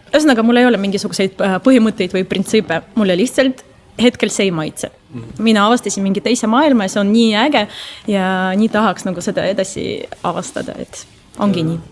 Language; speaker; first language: Estonian; non-native, local second language; Russian